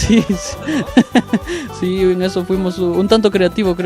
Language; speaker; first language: Spanish; native; Spanish